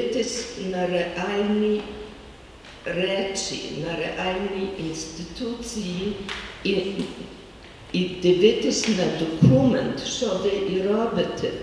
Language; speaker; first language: Ukrainian; early bilingual, heritage; Ukrainian